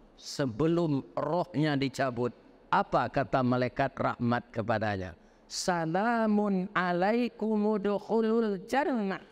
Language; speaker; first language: Indonesian; non-native, local second language; Minangkabau